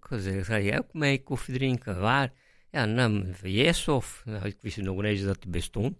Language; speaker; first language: Dutch; non-native, fluent; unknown